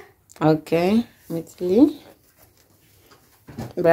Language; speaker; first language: Italian; non-native, learner; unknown